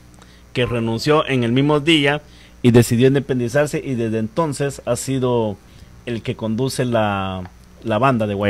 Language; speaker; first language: Spanish; native; Spanish